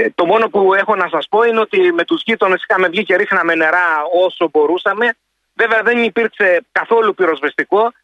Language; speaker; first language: Greek; native; Greek